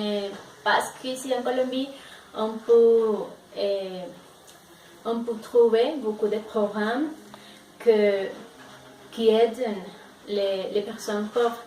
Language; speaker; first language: French; non-native, learner; Spanish